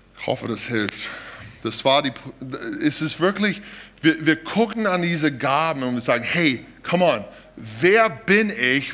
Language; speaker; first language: German; non-native, fluent; English